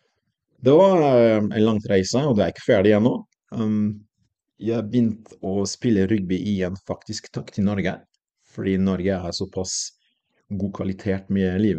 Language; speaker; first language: Norwegian; non-native, fluent; French